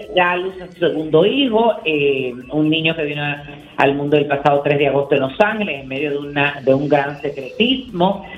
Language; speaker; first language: Spanish; native; Spanish